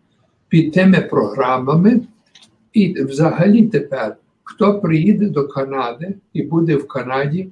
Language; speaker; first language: Ukrainian; early bilingual, heritage; Ukrainian